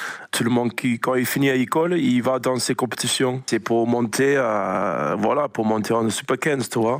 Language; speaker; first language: French; non-native, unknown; English